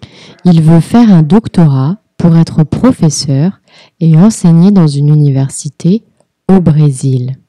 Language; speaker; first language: French; non-native, fluent; Portuguese